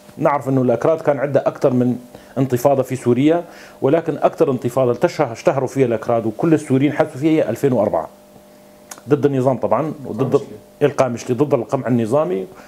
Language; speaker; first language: Arabic; non-native, local second language; Kurdish